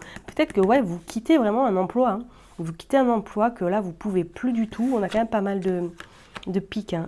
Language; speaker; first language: French; native; French